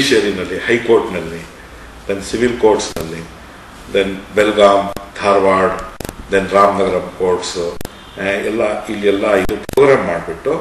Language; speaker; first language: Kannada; non-native, local second language; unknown